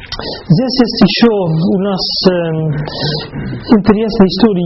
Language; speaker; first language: Russian; non-native, fluent; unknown